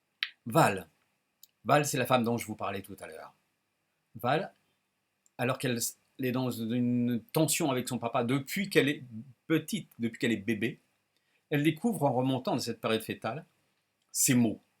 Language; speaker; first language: French; native; French